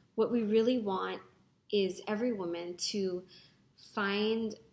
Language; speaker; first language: English; non-native, local second language; Filipino